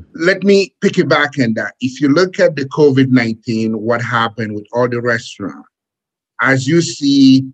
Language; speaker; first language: English; non-native, fluent; Haitian Creole